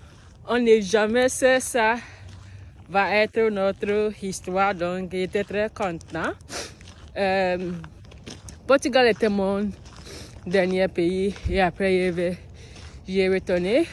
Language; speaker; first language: French; non-native, learner; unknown